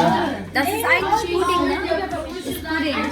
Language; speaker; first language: German; early bilingual, other home language; Urdu